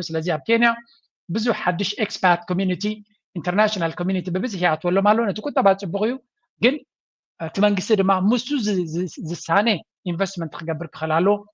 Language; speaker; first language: Tigrinya; native; Tigrinya